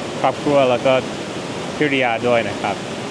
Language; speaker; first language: Thai; non-native, fluent; English